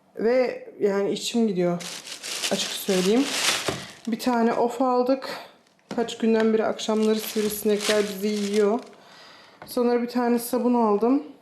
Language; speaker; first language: Turkish; early bilingual, heritage; Turkish